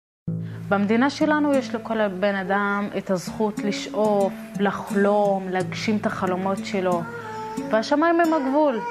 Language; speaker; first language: Hebrew; non-native, local second language; Arabic